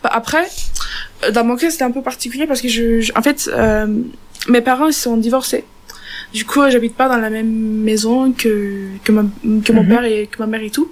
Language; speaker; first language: French; non-native, learner; Turkish